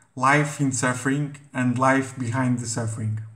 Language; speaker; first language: English; non-native, fluent; Portuguese